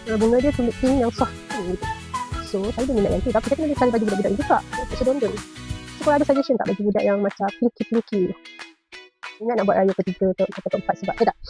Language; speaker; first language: Malay; native; Malay